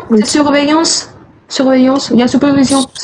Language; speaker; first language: French; non-native, fluent; Hindi